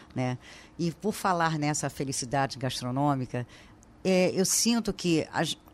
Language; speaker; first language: Portuguese; native; Portuguese